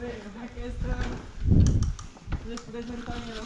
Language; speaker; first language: Spanish; native; Spanish